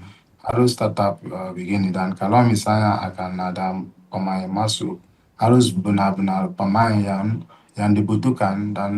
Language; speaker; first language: Indonesian; non-native, fluent; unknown